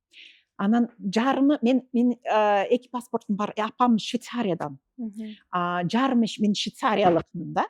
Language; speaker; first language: Kyrgyz; non-native, fluent; English